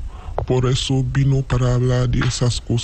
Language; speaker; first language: Spanish; non-native, learner; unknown